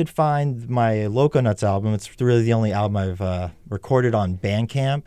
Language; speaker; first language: English; native; English